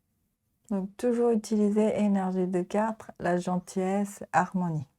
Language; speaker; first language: French; non-native, fluent; Japanese